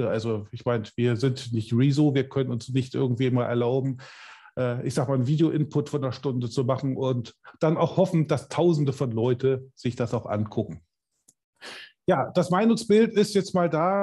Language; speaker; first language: German; native; German